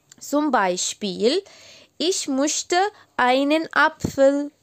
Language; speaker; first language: German; non-native, learner; Arabic